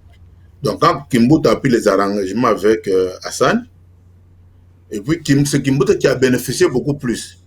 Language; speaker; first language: French; non-native, local second language; Lingala